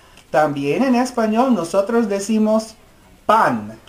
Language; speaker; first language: Spanish; non-native, fluent; English